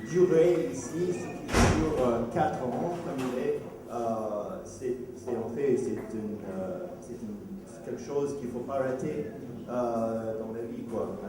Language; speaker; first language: French; non-native, fluent; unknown